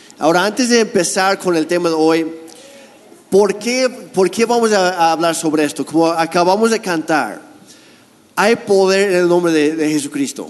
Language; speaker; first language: Spanish; non-native, fluent; English